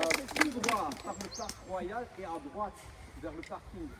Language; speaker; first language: French; non-native, fluent; Serbian